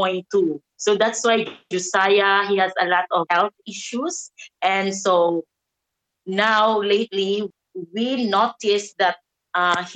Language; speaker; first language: English; non-native, local second language; Cebuano